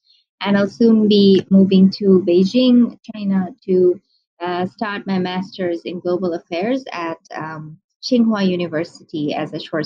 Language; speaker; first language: English; non-native, local second language; Bangla